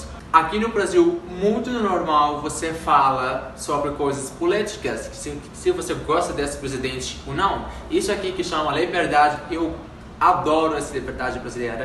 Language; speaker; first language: Portuguese; non-native, fluent; Arabic